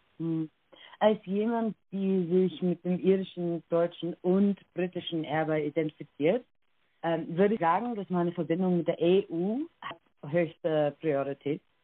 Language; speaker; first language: German; early bilingual, heritage; English